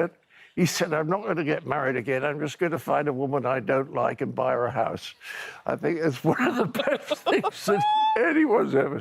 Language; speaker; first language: English; native; English